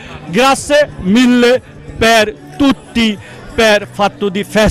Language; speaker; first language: Italian; non-native, learner; Bangla